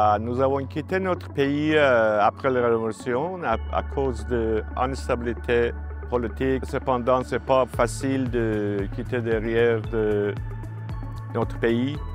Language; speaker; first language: French; non-native, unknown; Persian